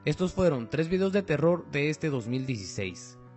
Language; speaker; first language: Spanish; native; Spanish